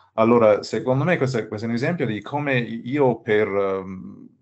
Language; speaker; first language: Italian; non-native, fluent; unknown